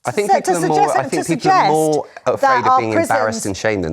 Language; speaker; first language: English; native; English